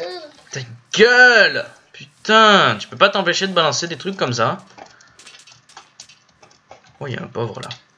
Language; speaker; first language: French; native; French